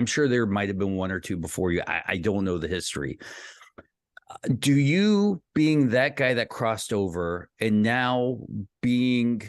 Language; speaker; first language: English; native; English